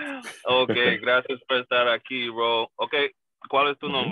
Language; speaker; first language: Spanish; non-native, learner; English